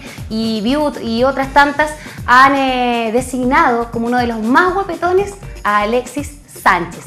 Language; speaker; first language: Spanish; native; Spanish